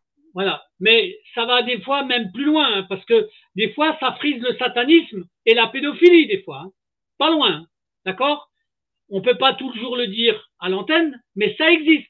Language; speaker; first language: French; native; French